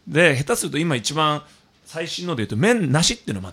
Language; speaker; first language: Japanese; native; Japanese